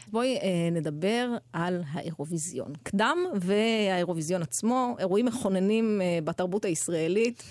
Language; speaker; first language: Hebrew; native; Hebrew